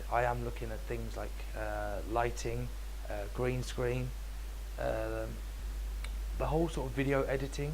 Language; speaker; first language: English; native; English